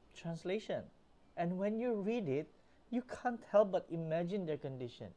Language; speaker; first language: English; non-native, local second language; Malay